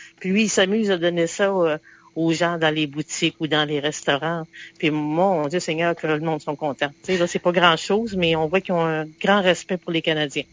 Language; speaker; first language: French; native; French